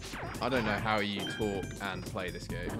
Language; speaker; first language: English; native; English